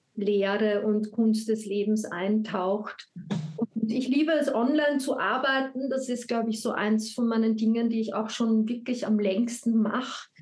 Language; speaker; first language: German; native; German